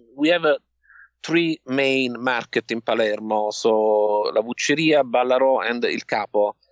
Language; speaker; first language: English; non-native, fluent; Italian